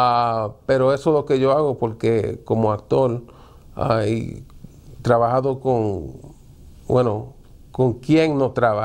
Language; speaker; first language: Spanish; early bilingual, heritage; Spanish